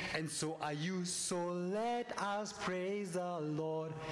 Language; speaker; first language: English; non-native, local second language; Kikuyu